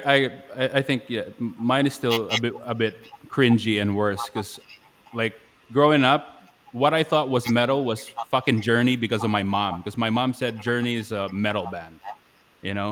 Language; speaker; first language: English; non-native, local second language; Pampanga